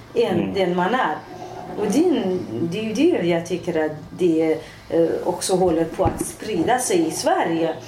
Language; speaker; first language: Swedish; non-native, fluent; Persian